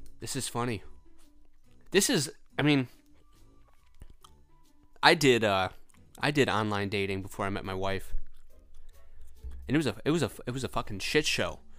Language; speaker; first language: English; native; English